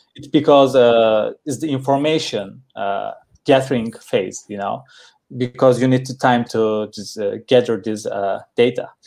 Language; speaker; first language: English; non-native, learner; Turkish